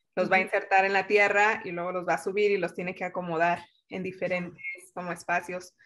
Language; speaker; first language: Spanish; native; Spanish